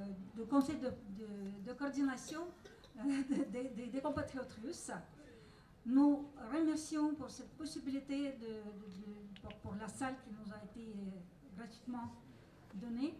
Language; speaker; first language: French; non-native, fluent; Russian